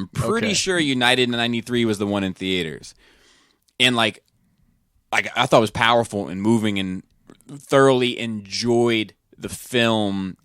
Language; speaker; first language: English; native; English